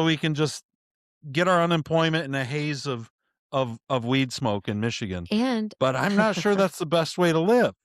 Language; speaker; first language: English; native; English